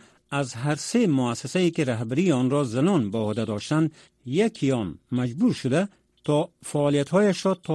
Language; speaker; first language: Persian; native; Persian